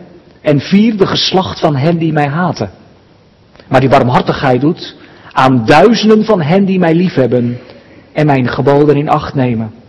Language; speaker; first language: Dutch; native; Dutch